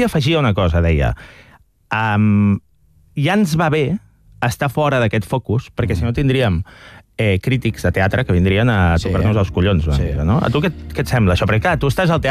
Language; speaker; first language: Catalan; native; Catalan